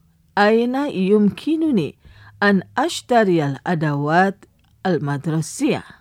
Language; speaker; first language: Arabic; non-native, fluent; Indonesian